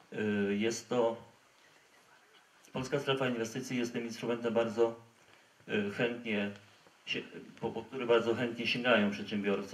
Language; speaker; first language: Polish; native; Polish